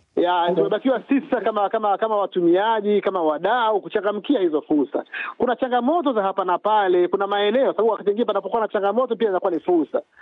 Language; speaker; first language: Swahili; native; Swahili